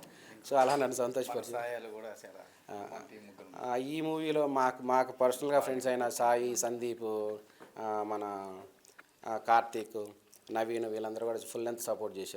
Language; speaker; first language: Telugu; native; Telugu